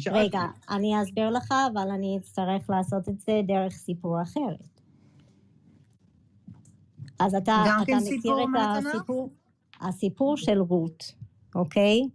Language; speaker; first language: Hebrew; early bilingual, other home language; English